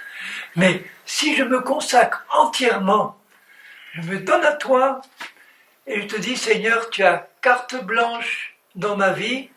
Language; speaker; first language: French; native; French